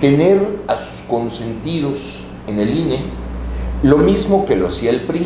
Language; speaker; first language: Spanish; native; Spanish